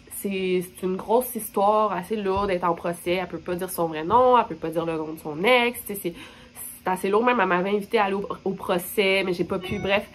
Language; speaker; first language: French; native; French